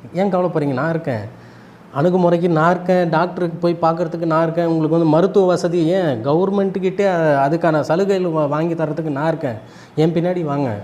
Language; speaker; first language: Tamil; early bilingual, other home language; Nepali